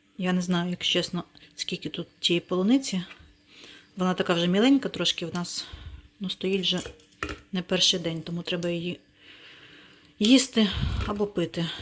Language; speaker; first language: Ukrainian; non-native, local second language; Russian